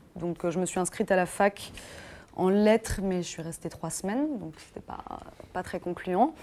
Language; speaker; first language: French; native; French